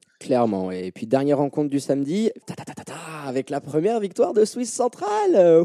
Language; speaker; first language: French; native; French